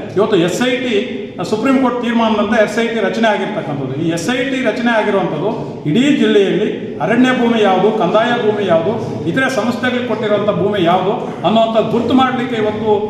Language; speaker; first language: Kannada; native; Kannada